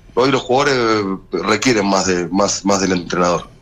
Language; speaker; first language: Spanish; native; Spanish